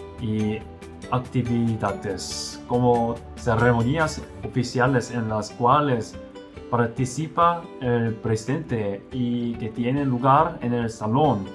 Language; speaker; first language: Spanish; non-native, learner; Korean